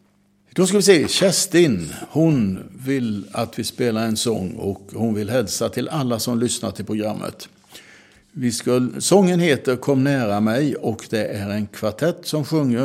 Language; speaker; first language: Swedish; native; Swedish